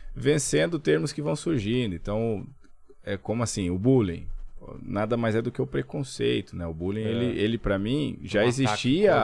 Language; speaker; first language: Portuguese; native; Portuguese